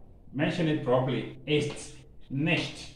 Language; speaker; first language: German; non-native, learner; Akan